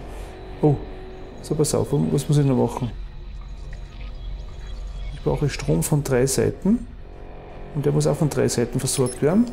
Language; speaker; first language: German; native; German